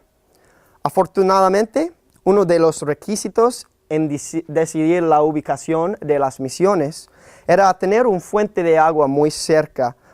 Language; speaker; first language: Spanish; non-native, learner; English